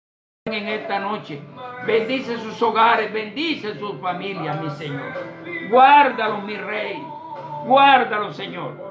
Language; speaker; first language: Spanish; native; Spanish